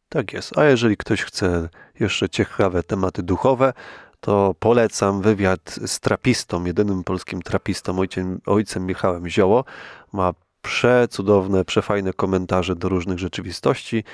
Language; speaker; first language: Polish; native; Polish